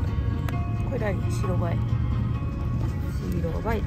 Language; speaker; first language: Japanese; native; Japanese